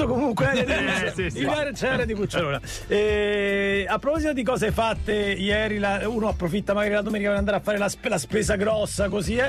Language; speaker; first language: Italian; native; Italian